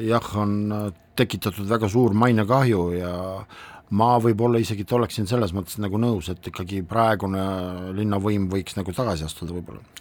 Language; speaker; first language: Estonian; non-native, local second language; Russian